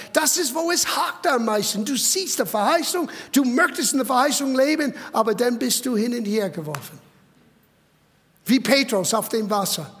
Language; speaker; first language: German; non-native, fluent; English